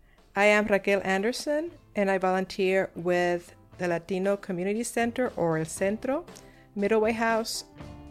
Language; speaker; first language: English; non-native, fluent; Spanish